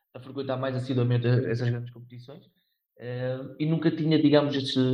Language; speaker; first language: Portuguese; native; Portuguese